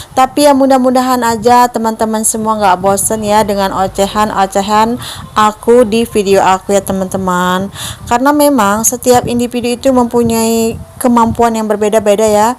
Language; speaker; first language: Indonesian; native; Indonesian